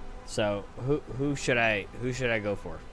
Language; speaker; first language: English; native; English